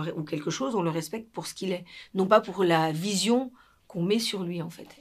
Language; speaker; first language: French; non-native, fluent; Spanish